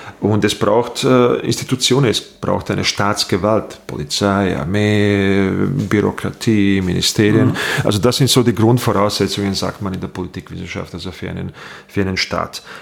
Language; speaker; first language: German; non-native, fluent; Bosnian